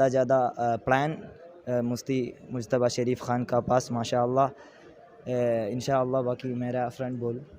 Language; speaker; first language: Hindi; non-native, learner; Malayalam